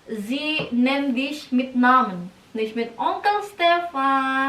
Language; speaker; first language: German; non-native, learner; Indonesian